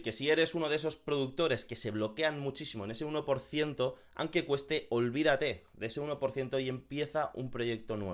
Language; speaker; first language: Spanish; native; Spanish